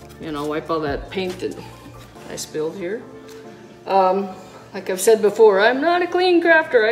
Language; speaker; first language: English; native; English